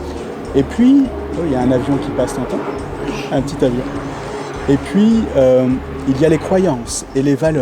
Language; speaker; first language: French; native; French